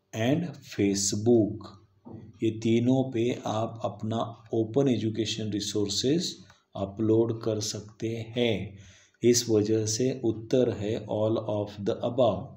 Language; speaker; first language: Hindi; non-native, local second language; Marathi